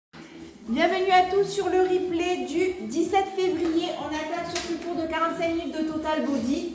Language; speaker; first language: French; native; French